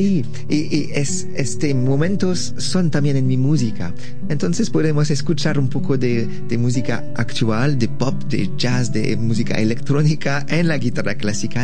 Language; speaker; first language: Spanish; non-native, learner; French